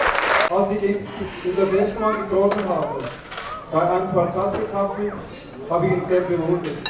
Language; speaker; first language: German; non-native, fluent; Tibetan